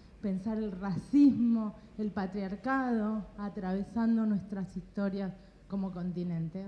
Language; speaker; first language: Spanish; native; Spanish